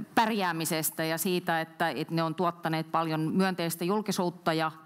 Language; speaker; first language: Finnish; native; Finnish